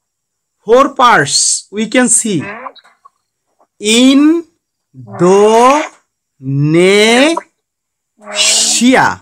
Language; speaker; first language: English; non-native, learner; Bangla